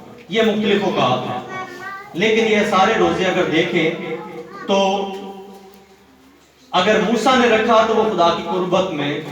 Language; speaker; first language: Urdu; native; Urdu